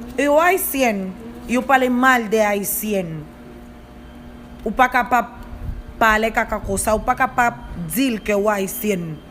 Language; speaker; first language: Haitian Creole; non-native, learner; Spanish